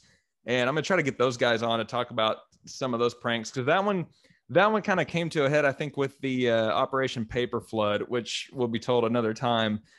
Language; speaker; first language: English; native; English